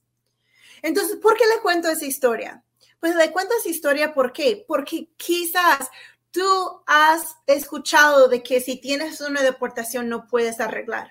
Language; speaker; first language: Spanish; non-native, fluent; English